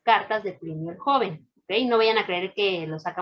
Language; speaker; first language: Spanish; native; Spanish